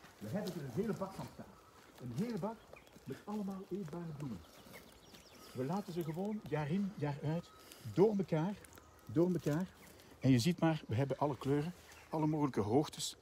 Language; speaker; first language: Dutch; native; Dutch